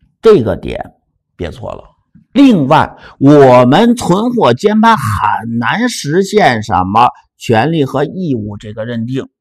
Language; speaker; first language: Chinese; native; Chinese